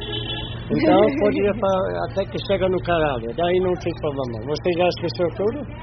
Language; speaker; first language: Portuguese; non-native, fluent; English